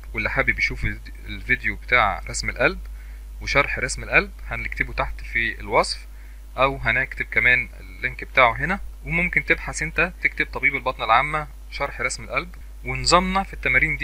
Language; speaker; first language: Arabic; native; Arabic